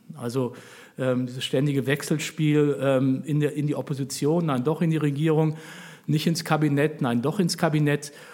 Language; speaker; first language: German; native; German